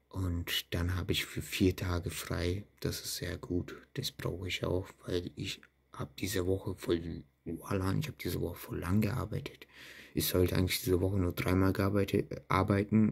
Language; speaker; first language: German; early bilingual, other home language; Turkish